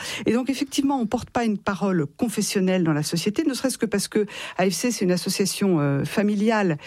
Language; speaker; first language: French; native; French